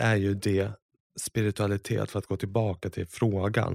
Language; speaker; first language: Swedish; native; Swedish